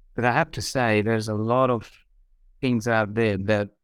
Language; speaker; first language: English; non-native, fluent; Hungarian